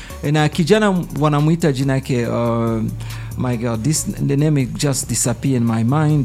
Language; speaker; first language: English; non-native, fluent; Swahili